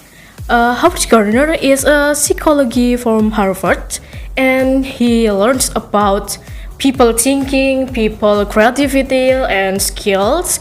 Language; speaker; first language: English; non-native, learner; Indonesian